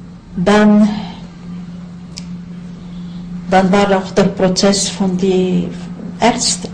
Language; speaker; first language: German; non-native, fluent; Yiddish